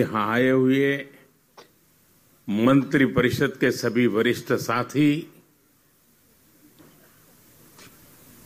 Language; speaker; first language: Hindi; non-native, local second language; Gujarati